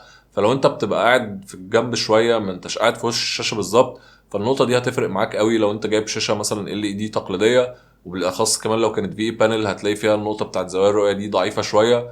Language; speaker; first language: Arabic; native; Arabic